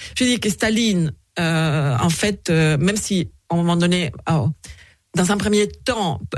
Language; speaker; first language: French; non-native, fluent; Spanish